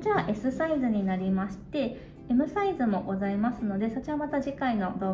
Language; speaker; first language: Japanese; native; Japanese